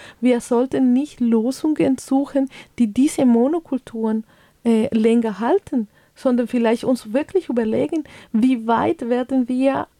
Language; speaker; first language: German; non-native, fluent; Spanish